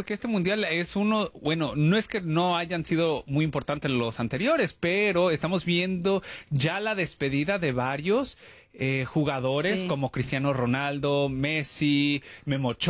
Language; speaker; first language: Spanish; early bilingual, heritage; Spanish